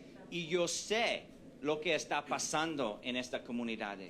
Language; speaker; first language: Spanish; non-native, fluent; English